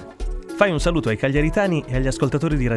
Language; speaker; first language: Italian; native; Italian